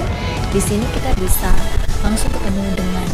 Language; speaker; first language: Indonesian; native; Indonesian